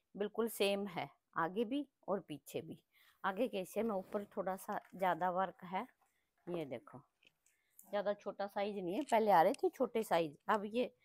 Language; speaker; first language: Hindi; native; Hindi